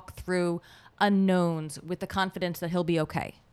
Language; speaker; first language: English; non-native, fluent; Hebrew